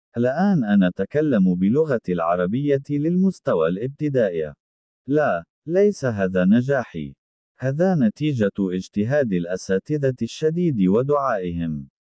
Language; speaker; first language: Arabic; non-native, learner; Bangla